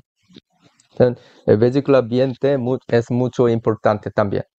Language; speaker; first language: Spanish; non-native, learner; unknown